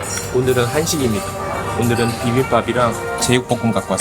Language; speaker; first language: Korean; native; Korean